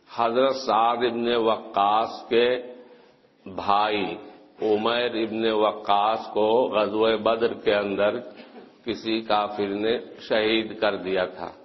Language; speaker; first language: Urdu; native; Urdu